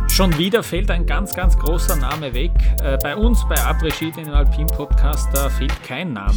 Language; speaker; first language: German; native; German